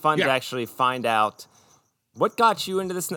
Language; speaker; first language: English; native; English